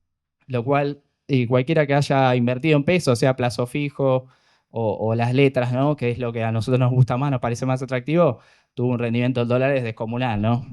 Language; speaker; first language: Spanish; native; Spanish